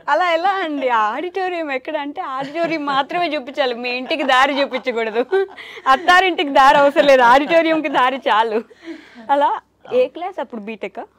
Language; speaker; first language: Telugu; native; Telugu